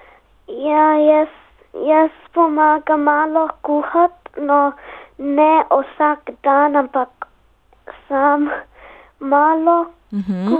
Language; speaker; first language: Slovenian; early bilingual, heritage; Slovenian